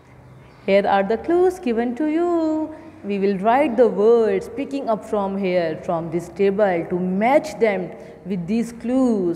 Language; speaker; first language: English; non-native, local second language; Urdu